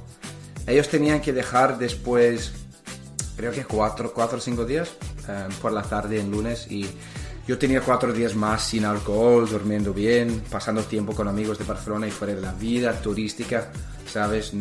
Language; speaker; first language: Spanish; non-native, learner; English